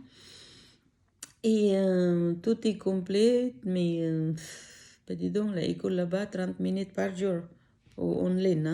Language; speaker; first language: French; non-native, learner; Filipino